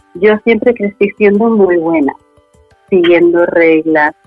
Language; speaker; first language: Spanish; early bilingual, other home language; Swedish